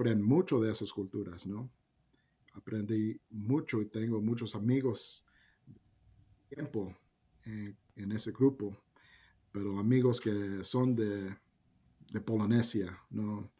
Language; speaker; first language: Spanish; early bilingual, heritage; Spanish